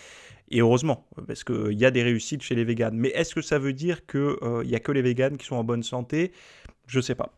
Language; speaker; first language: French; native; French